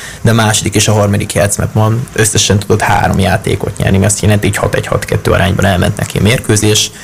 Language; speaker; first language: Hungarian; native; Hungarian